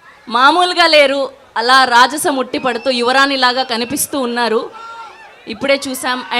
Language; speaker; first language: Telugu; native; Telugu